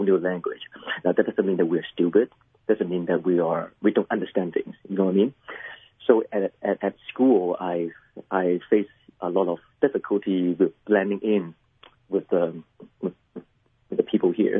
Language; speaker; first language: English; early bilingual, other home language; Cantonese